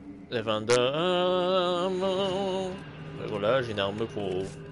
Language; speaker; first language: French; native; French